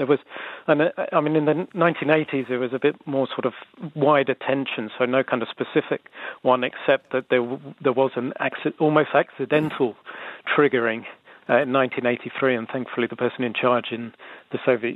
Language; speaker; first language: English; native; English